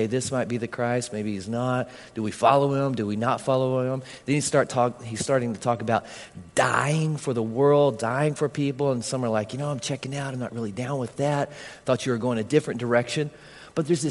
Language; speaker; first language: English; native; English